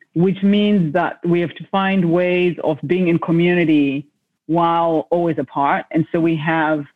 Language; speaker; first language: English; non-native, local second language; Shona